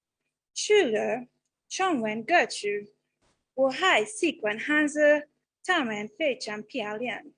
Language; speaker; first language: Chinese; non-native, learner; English